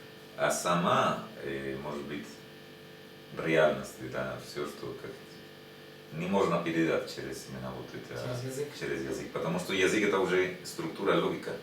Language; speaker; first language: Russian; non-native, learner; Spanish